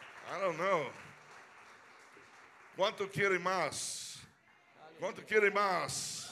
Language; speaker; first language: Spanish; non-native, learner; English